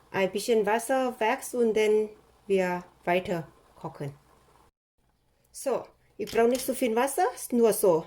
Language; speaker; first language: German; non-native, learner; Thai